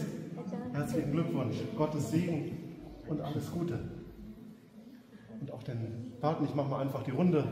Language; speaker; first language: German; native; German